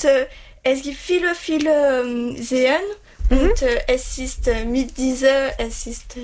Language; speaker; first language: German; non-native, learner; French